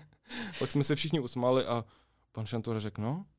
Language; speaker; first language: Czech; non-native, fluent; Ukrainian